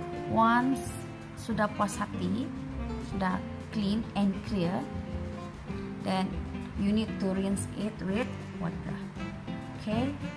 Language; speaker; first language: English; non-native, local second language; Malay